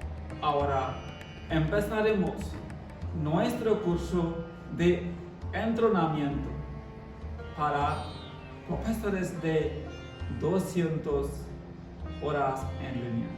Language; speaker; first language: Spanish; non-native, learner; Hindi